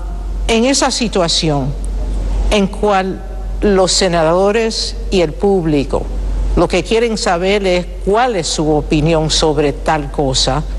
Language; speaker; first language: Spanish; early bilingual, heritage; Spanish